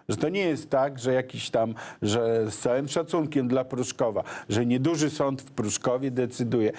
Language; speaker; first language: Polish; native; Polish